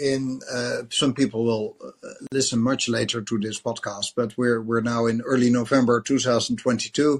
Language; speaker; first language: English; non-native, fluent; Dutch